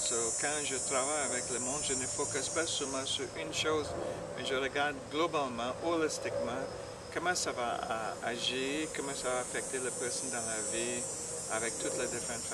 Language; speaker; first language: French; non-native, learner; English